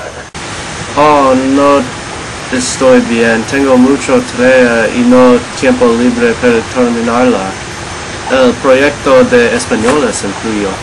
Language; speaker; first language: Spanish; non-native, learner; English